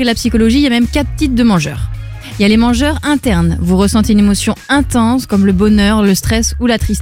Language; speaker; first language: French; native; French